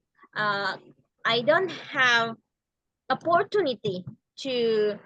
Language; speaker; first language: English; non-native, learner; Indonesian